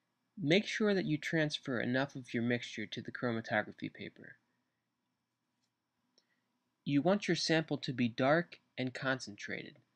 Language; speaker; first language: English; native; English